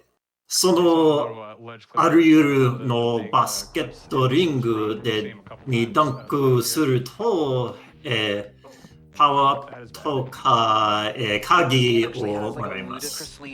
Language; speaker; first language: Japanese; non-native, learner; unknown